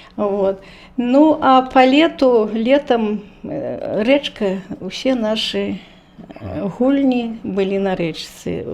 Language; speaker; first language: Belarusian; native; Belarusian